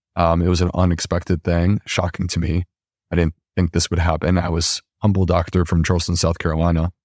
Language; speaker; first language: English; native; English